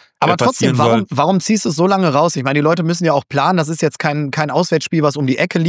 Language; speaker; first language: German; native; German